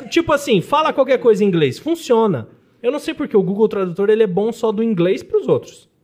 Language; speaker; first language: Portuguese; native; Portuguese